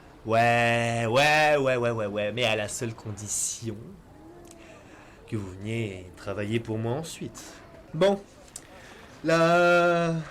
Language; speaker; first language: French; native; French